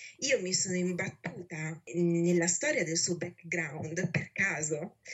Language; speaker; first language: Italian; native; Italian